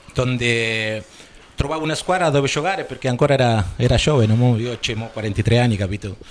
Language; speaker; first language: Italian; non-native, learner; Spanish